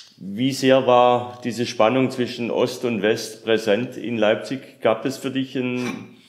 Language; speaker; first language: German; native; German